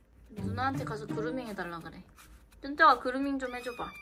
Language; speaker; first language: Korean; native; Korean